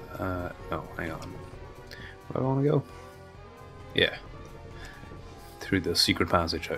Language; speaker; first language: English; native; English